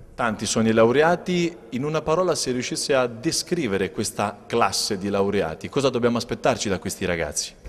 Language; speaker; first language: Italian; native; Italian